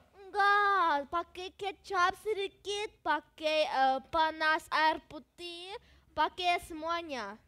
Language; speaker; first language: Indonesian; non-native, fluent; German